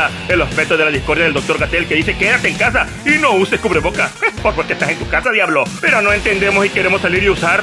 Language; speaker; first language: Spanish; native; Spanish